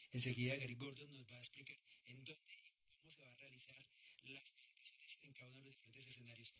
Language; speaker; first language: Spanish; native; Spanish